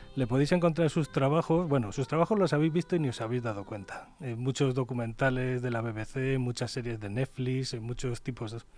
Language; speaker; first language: Spanish; native; Spanish